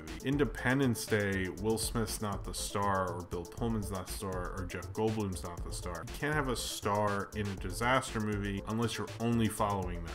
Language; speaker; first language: English; native; English